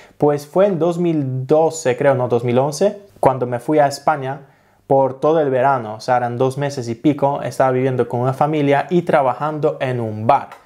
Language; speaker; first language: Spanish; non-native, fluent; Polish